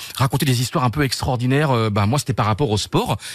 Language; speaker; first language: French; native; French